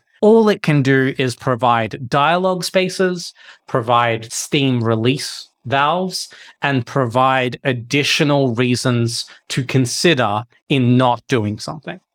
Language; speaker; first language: English; native; English